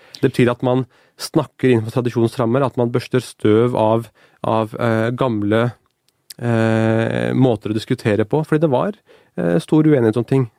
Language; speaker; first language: Norwegian; early bilingual, other home language; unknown